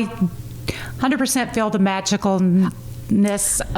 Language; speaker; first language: English; native; English